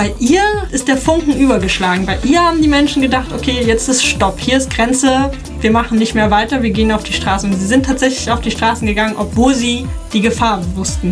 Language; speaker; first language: German; native; German